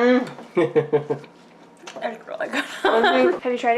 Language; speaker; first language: English; native; English